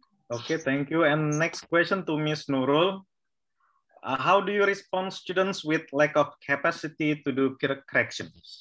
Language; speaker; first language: English; non-native, fluent; Indonesian